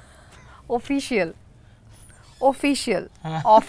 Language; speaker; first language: Telugu; non-native, learner; Bangla